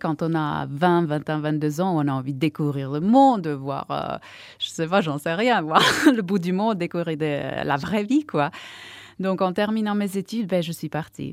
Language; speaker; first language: French; non-native, fluent; Czech